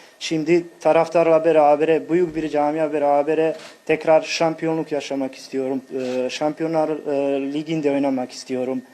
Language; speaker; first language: Turkish; non-native, fluent; Bosnian